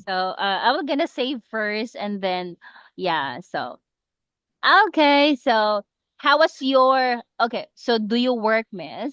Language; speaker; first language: English; non-native, local second language; Cebuano